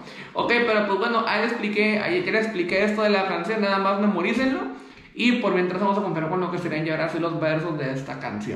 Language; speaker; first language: Spanish; native; Spanish